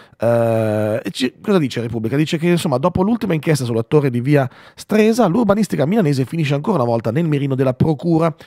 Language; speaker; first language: Italian; native; Italian